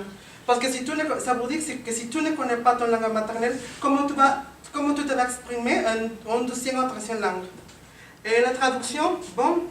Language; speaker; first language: French; non-native, learner; Spanish